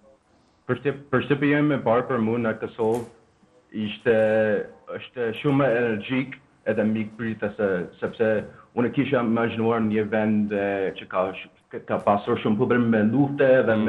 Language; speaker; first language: Albanian; non-native, learner; Danish